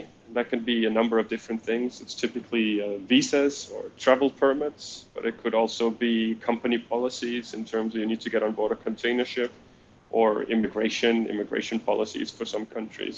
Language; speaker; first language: English; non-native, fluent; Danish